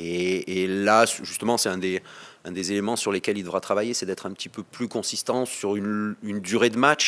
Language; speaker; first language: French; native; French